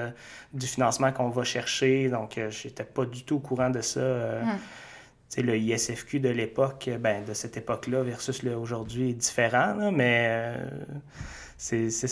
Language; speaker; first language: French; native; French